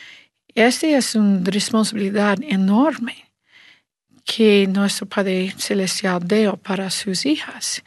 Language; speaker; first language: Spanish; non-native, learner; English